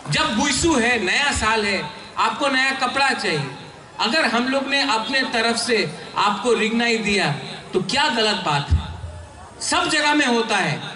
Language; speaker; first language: Hindi; non-native, local second language; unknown